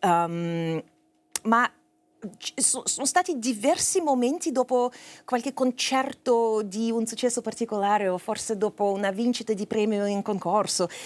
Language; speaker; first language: Italian; non-native, fluent; Russian